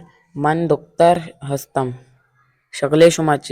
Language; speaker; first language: Persian; non-native, learner; Urdu